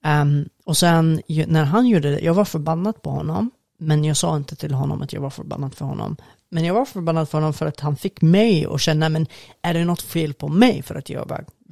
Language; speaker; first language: Swedish; non-native, fluent; Arabic